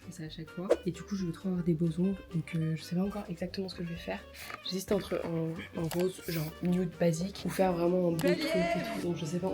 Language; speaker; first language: French; native; French